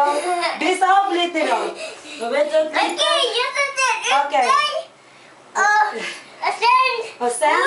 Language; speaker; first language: Swedish; non-native, learner; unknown